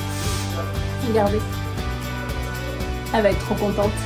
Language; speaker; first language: French; native; French